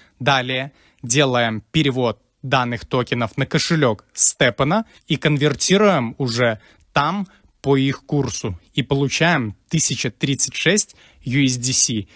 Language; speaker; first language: Russian; native; Russian